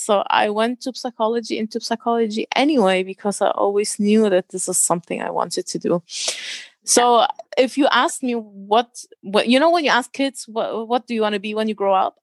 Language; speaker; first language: English; non-native, fluent; German